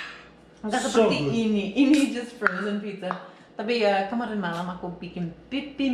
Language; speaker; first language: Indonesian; non-native, learner; English